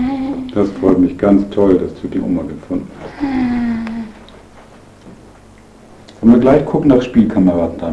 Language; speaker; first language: German; native; German